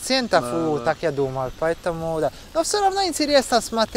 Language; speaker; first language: Russian; non-native, fluent; Italian